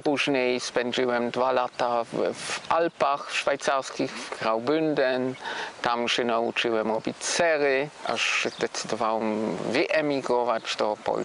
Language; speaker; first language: Polish; non-native, fluent; German